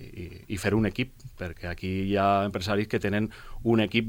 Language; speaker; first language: Catalan; non-native, local second language; Spanish